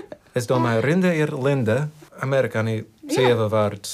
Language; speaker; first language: Latvian; non-native, learner; English